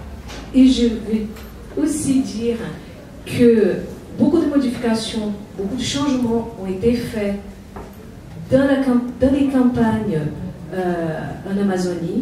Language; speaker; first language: French; non-native, fluent; Portuguese